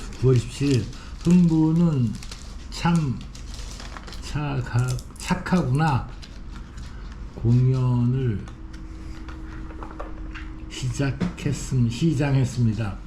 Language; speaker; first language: Korean; native; Korean